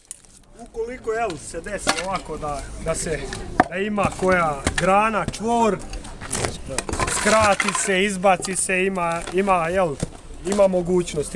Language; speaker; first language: Croatian; native; Croatian